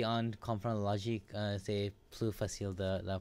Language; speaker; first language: French; non-native, learner; English